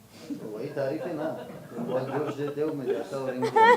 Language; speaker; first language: Hindi; non-native, fluent; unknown